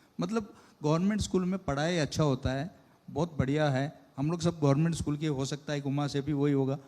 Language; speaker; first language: Hindi; non-native, local second language; Telugu